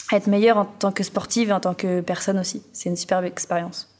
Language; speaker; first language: French; native; French